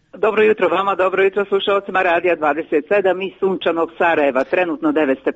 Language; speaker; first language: Croatian; native; Croatian